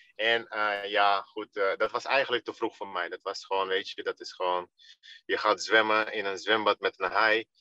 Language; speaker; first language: Dutch; early bilingual, other home language; Russian